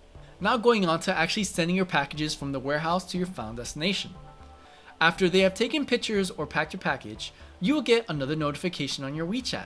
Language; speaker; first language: English; native; English